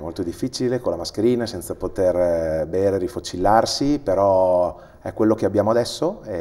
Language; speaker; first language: Italian; native; Italian